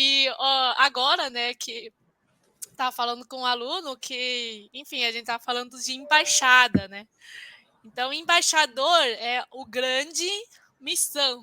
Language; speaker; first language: Portuguese; non-native, fluent; Chinese